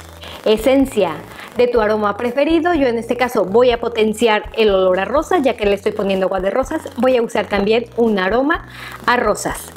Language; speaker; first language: Spanish; native; Spanish